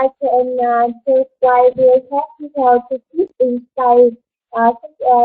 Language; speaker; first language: English; non-native, learner; Vietnamese